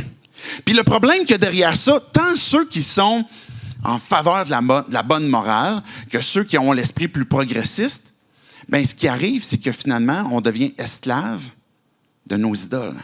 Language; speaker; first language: French; native; French